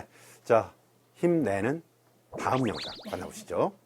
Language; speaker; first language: Korean; native; Korean